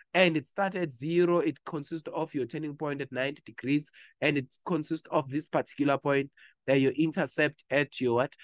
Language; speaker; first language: English; non-native, local second language; Zulu